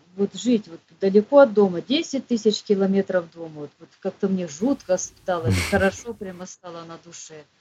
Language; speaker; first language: Russian; native; Russian